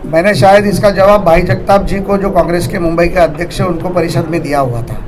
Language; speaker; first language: Hindi; non-native, local second language; Marathi